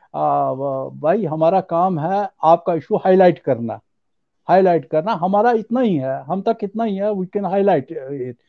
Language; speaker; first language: Urdu; non-native, local second language; Pahari-Potwari